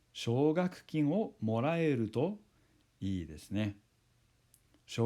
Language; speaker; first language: Japanese; non-native, fluent; English